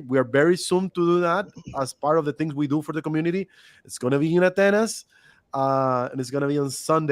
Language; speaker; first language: English; non-native, fluent; Spanish